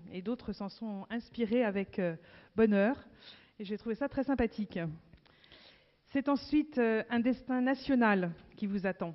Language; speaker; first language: French; native; French